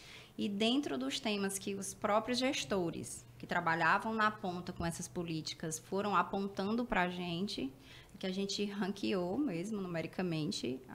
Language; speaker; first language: Portuguese; native; Portuguese